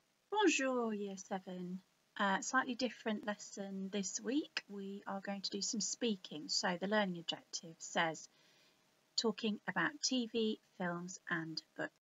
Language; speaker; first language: English; native; English